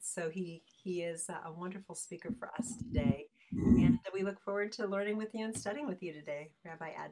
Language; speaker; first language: English; native; English